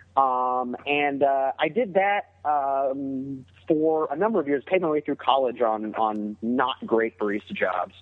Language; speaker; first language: English; native; English